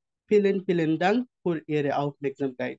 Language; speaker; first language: German; non-native, learner; Bangla